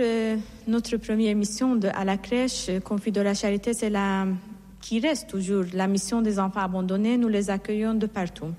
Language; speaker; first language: French; non-native, fluent; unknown